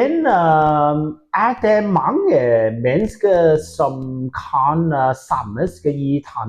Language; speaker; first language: Norwegian; non-native, fluent; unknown